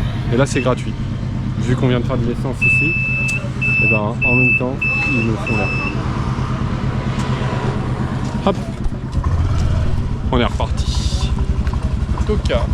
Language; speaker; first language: French; native; French